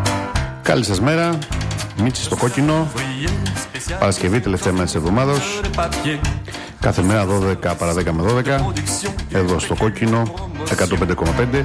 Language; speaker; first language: Greek; native; Greek